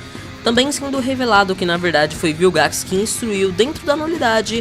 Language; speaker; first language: Portuguese; native; Portuguese